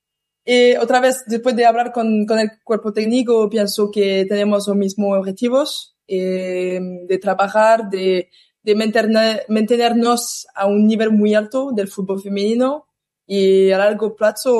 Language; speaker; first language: Spanish; non-native, learner; French